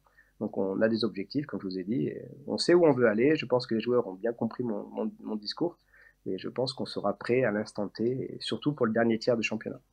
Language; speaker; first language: French; native; French